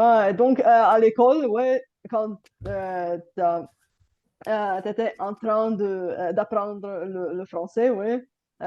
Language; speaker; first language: French; non-native, fluent; Bulgarian